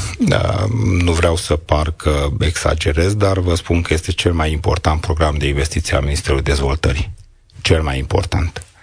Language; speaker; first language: Romanian; non-native, local second language; Hungarian